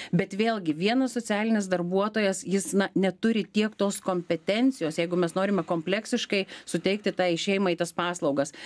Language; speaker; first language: Lithuanian; native; Lithuanian